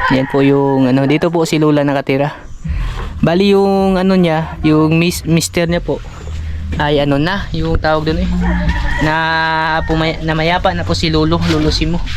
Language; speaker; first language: Filipino; non-native, local second language; Cebuano